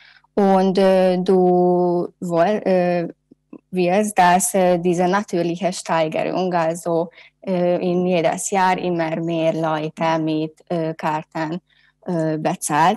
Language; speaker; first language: German; non-native, learner; Hungarian